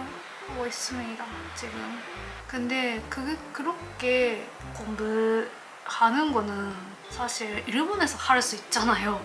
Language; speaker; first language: Korean; non-native, learner; Japanese